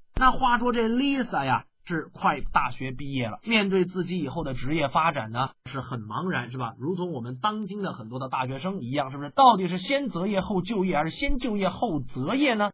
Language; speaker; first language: Chinese; native; Chinese